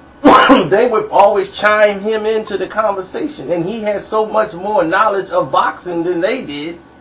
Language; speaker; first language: English; native; English